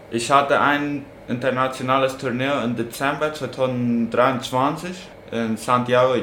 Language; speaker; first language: German; non-native, local second language; Plautdietsch